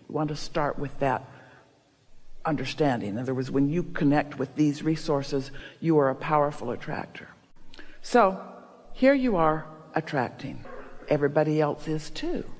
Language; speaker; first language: English; native; English